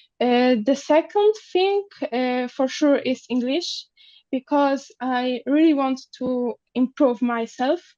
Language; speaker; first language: English; non-native, learner; Polish